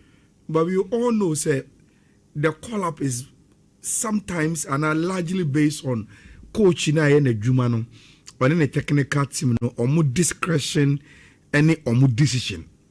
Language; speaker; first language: English; non-native, local second language; Akan